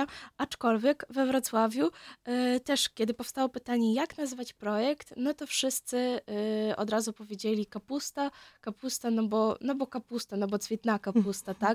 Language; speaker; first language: Polish; non-native, fluent; Ukrainian